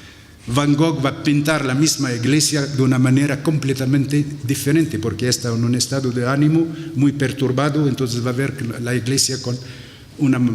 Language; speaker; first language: Spanish; non-native, fluent; Arabic